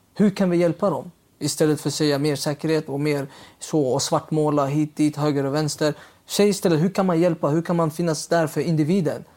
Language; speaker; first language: Swedish; early bilingual, other home language; Uyghur